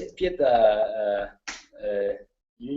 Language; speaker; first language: Chinese; non-native, learner; Italian